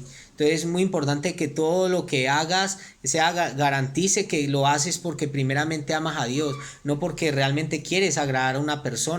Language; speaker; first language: Spanish; native; Spanish